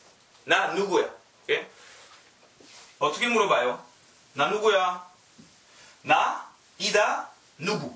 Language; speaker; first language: Korean; non-native, learner; French